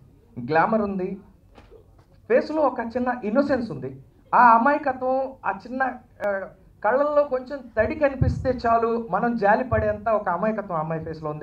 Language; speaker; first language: Telugu; native; Telugu